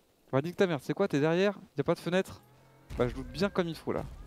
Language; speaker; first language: French; native; French